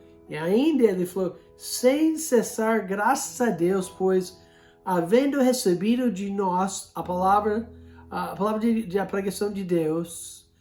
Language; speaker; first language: Portuguese; non-native, fluent; English